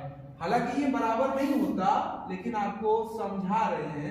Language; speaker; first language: Hindi; native; Hindi